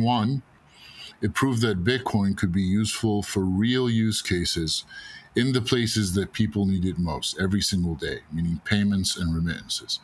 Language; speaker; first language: English; native; English